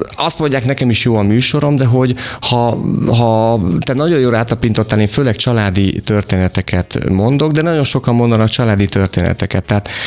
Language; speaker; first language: Hungarian; native; Hungarian